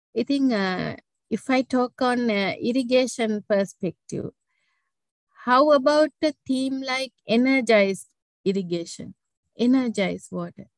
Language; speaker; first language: English; non-native, local second language; Sinhala